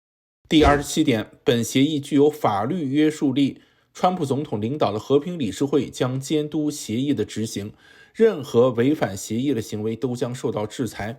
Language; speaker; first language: Chinese; native; Chinese